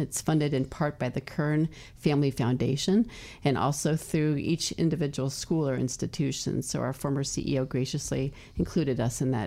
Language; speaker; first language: English; native; English